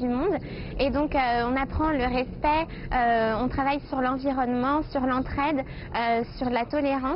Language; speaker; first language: French; native; French